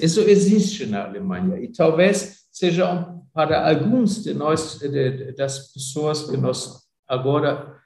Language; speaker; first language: Portuguese; non-native, fluent; German